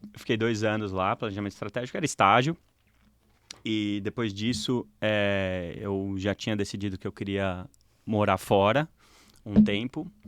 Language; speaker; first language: Portuguese; native; Portuguese